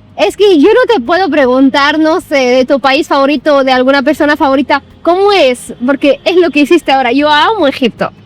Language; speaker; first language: Spanish; non-native, fluent; Arabic